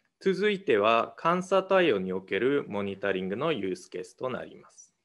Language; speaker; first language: Japanese; non-native, fluent; Mongolian